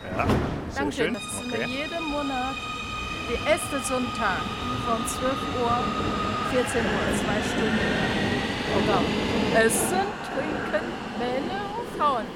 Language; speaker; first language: German; non-native, learner; Chinese